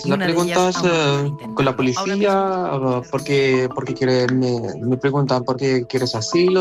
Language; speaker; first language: Spanish; non-native, learner; Arabic